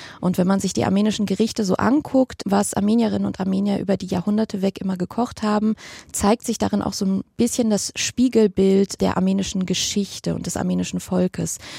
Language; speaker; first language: German; early bilingual, other home language; Armenian